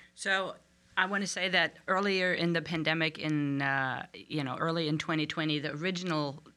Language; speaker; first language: English; non-native, fluent; German